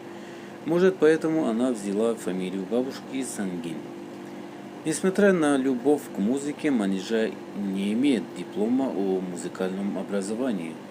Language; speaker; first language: Russian; non-native, local second language; Tajik